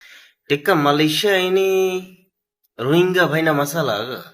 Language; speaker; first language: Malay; non-native, fluent; Rohingya